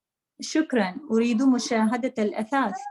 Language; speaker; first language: Arabic; non-native, learner; Urdu